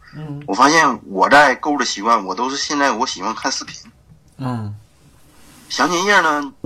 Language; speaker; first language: Chinese; native; Chinese